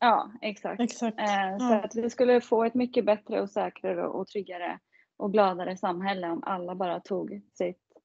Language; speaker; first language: Swedish; native; Swedish